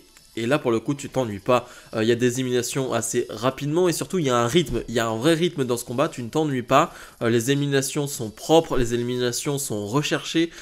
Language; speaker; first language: French; native; French